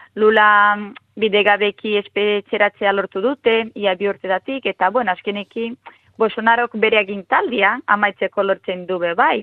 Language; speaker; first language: Basque; non-native, fluent; Portuguese